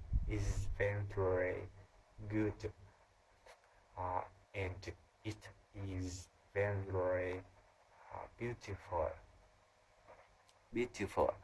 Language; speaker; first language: English; non-native, learner; Vietnamese